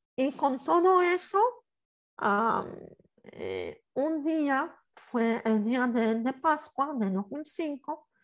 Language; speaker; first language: Spanish; non-native, fluent; Polish